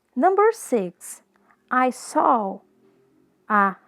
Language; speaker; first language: English; non-native, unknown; Portuguese